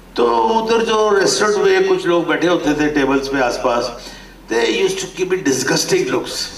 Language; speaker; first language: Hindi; native; Hindi